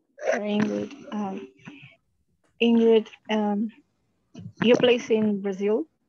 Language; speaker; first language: English; non-native, learner; Portuguese